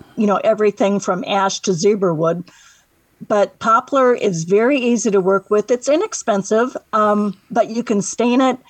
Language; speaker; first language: English; native; English